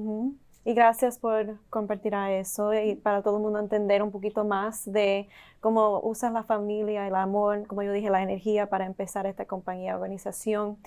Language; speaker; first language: Spanish; early bilingual, heritage; Spanish